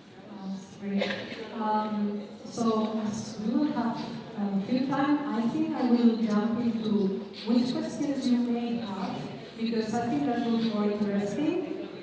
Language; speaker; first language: English; non-native, fluent; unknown